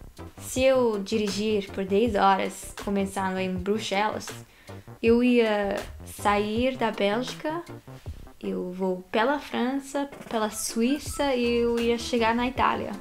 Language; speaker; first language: Portuguese; non-native, fluent; Japanese